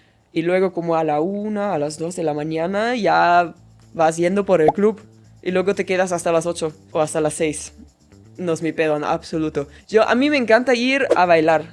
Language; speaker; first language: Spanish; non-native, fluent; German